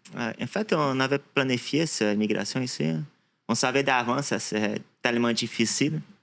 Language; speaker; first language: French; non-native, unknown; Portuguese